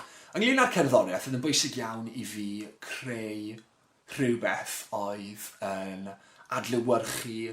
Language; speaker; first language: Welsh; non-native, local second language; English